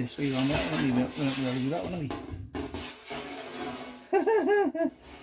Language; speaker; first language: English; native; English